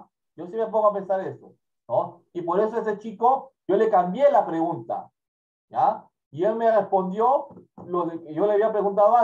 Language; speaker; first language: Spanish; native; Spanish